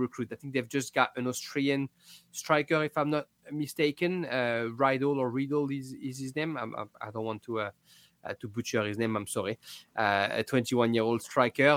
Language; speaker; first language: English; non-native, fluent; French